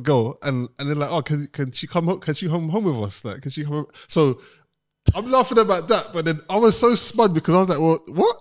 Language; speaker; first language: English; native; English